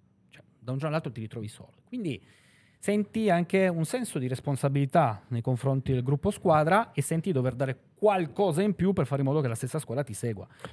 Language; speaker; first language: Italian; native; Italian